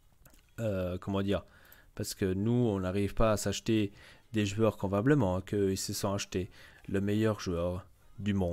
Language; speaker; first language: French; native; French